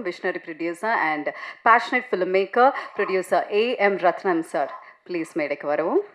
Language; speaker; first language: Tamil; native; Tamil